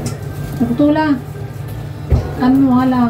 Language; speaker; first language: Chinese; non-native, learner; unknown